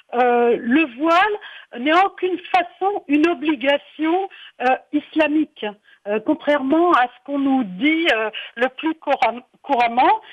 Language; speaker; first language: French; native; French